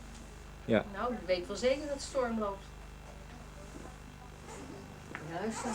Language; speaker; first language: Dutch; native; Dutch